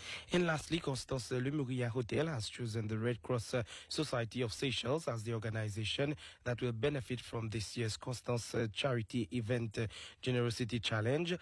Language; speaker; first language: English; non-native, local second language; Seselwa Creole French